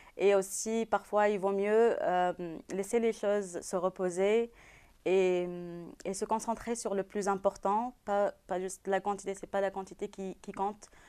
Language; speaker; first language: French; non-native, local second language; Arabic